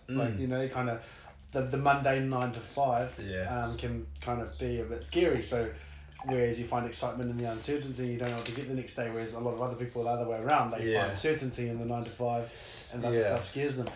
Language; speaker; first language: English; native; English